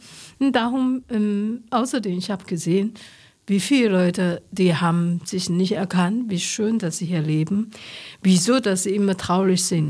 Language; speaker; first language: German; non-native, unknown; Chinese